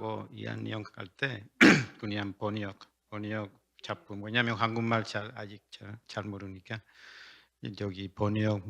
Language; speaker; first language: Korean; non-native, learner; Spanish